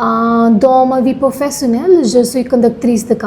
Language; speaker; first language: French; non-native, learner; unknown